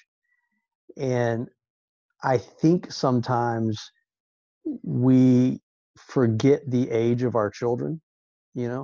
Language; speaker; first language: English; native; English